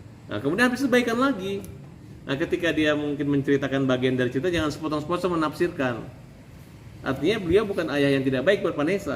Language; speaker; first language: Indonesian; native; Indonesian